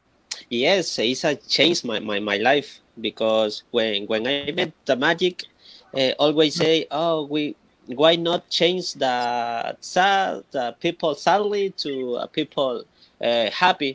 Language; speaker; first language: English; non-native, learner; Spanish